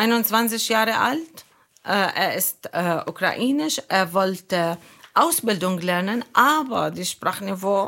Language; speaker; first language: German; non-native, fluent; Arabic